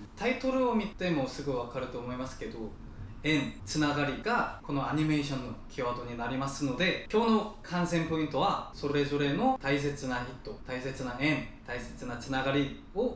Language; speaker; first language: Japanese; non-native, learner; Korean